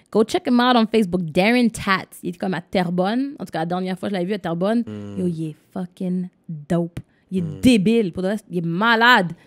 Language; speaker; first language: French; non-native, local second language; English